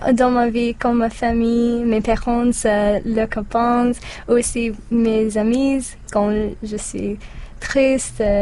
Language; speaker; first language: French; non-native, learner; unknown